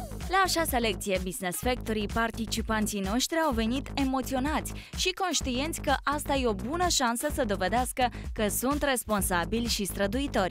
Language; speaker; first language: Romanian; native; Romanian